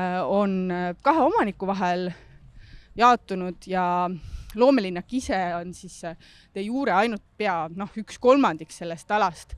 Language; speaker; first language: Estonian; native; Estonian